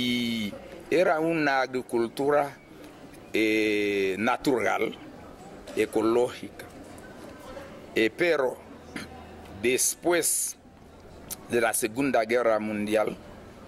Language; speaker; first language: Spanish; non-native, fluent; Haitian Creole